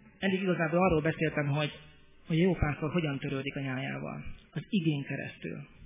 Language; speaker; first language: Hungarian; native; Hungarian